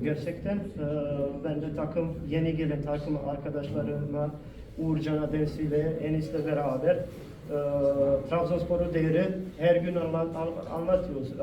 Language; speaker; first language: Turkish; non-native, fluent; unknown